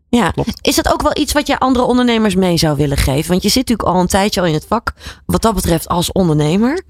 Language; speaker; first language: Dutch; native; Dutch